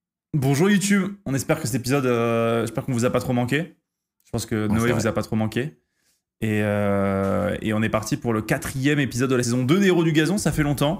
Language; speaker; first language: French; native; French